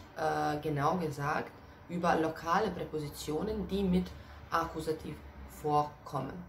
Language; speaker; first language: German; non-native, fluent; Serbian